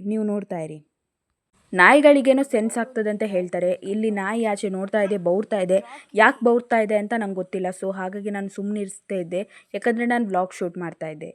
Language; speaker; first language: Kannada; non-native, local second language; Tulu